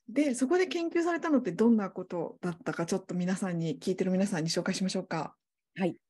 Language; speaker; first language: Japanese; native; Japanese